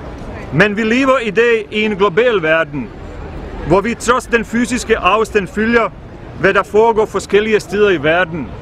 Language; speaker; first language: Danish; non-native, fluent; Bosnian